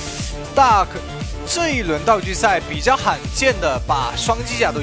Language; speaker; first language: Chinese; native; Chinese